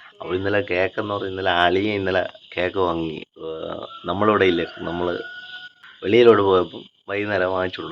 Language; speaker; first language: Malayalam; native; Malayalam